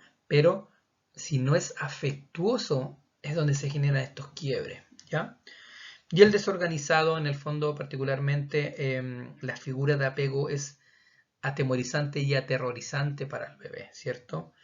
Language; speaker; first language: Spanish; native; Spanish